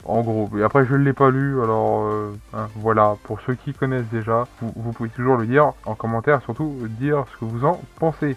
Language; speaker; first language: French; native; French